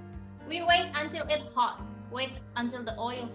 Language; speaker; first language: English; non-native, learner; Indonesian